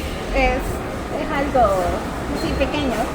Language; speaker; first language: Spanish; non-native, learner; English